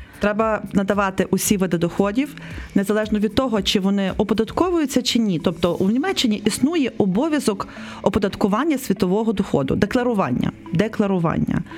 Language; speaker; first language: Ukrainian; native; Ukrainian